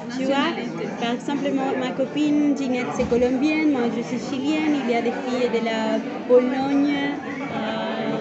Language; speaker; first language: French; non-native, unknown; Spanish